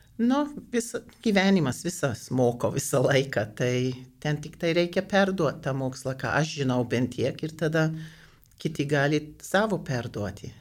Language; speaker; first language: Lithuanian; early bilingual, heritage; Lithuanian